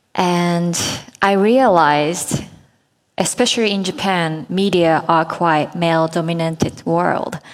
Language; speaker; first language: English; non-native, fluent; Japanese